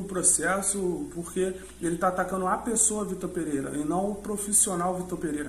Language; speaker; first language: Portuguese; native; Portuguese